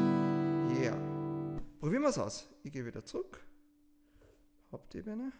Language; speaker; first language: German; native; German